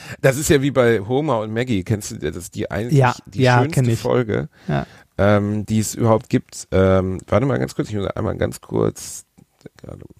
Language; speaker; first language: German; native; German